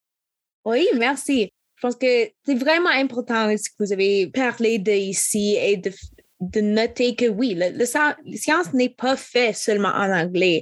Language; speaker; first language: French; non-native, local second language; English